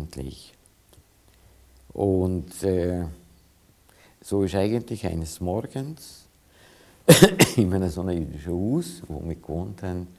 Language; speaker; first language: German; non-native, fluent; Hungarian